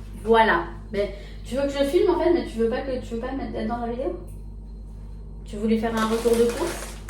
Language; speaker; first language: French; native; French